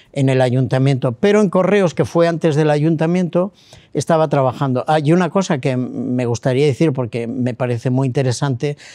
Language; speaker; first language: Spanish; native; Spanish